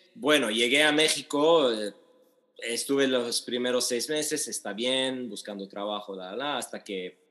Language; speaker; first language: Spanish; non-native, fluent; Arabic